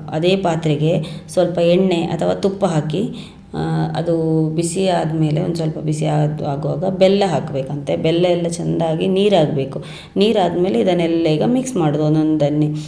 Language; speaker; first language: Kannada; non-native, local second language; Tulu